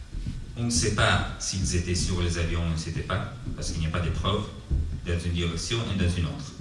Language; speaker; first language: French; non-native, learner; Italian